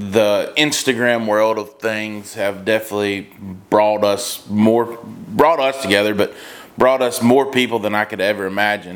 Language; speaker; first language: English; native; English